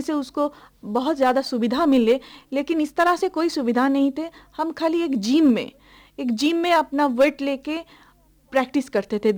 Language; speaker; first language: Hindi; non-native, local second language; Bangla